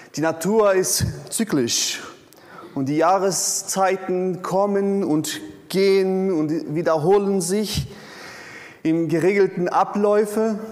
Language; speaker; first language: German; non-native, fluent; Portuguese